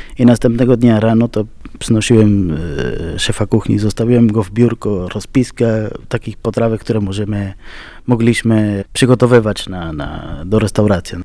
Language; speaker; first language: Polish; non-native, fluent; Spanish